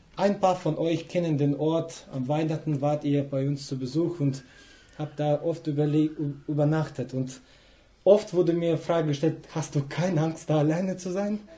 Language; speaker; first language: German; non-native, fluent; Russian